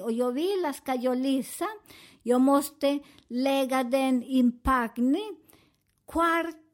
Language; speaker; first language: Swedish; non-native, learner; Spanish